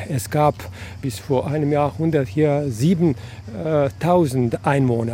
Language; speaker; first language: German; non-native, fluent; Croatian